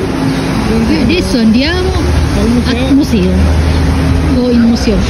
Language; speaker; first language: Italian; non-native, learner; Indonesian